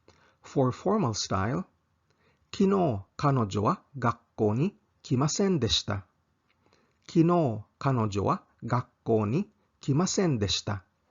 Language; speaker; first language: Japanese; non-native, fluent; English